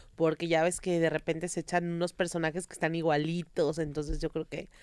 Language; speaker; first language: Spanish; native; Spanish